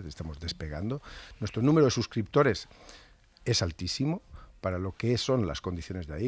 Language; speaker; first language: Spanish; native; Spanish